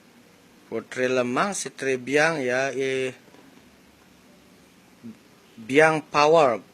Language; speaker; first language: French; non-native, learner; Indonesian